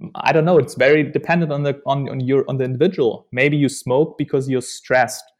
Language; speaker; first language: English; non-native, fluent; German